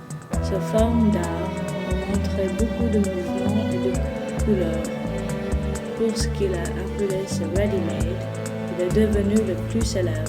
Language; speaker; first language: French; non-native, learner; English